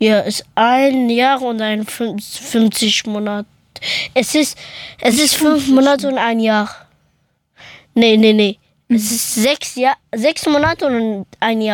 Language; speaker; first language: German; early bilingual, other home language; Persian